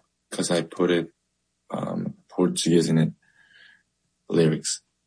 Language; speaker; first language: English; non-native, learner; Korean